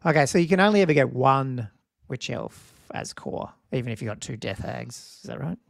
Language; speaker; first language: English; native; English